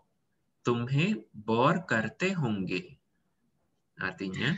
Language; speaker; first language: Hindi; non-native, fluent; Indonesian